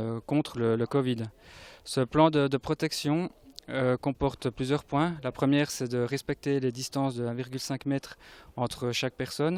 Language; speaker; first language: French; native; French